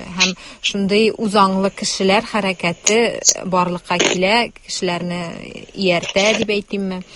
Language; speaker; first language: Tatar; native; Tatar